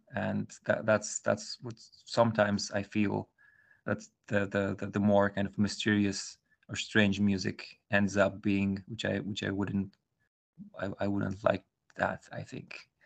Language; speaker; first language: English; non-native, fluent; Polish